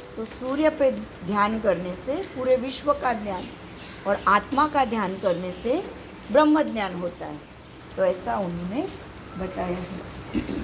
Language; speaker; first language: Hindi; non-native, local second language; Marathi